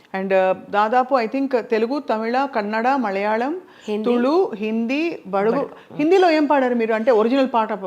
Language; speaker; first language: Telugu; native; Telugu